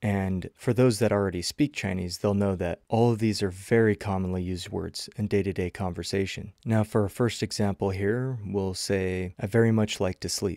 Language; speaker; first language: English; native; English